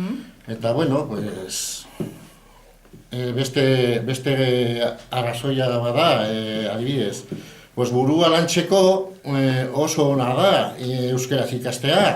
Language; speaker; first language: Basque; non-native, learner; Spanish